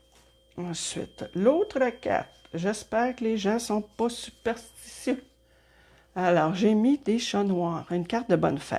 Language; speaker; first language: French; native; French